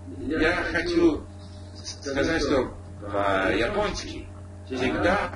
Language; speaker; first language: Russian; non-native, learner; English